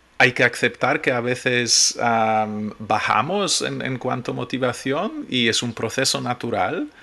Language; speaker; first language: Spanish; non-native, fluent; Polish